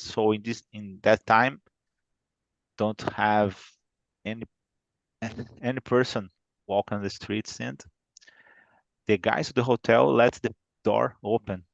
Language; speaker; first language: English; non-native, fluent; Portuguese